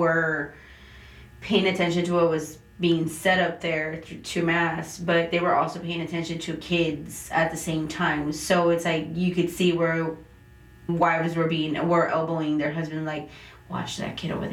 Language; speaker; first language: English; early bilingual, other home language; Spanish